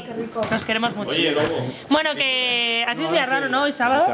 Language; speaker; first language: Spanish; native; Spanish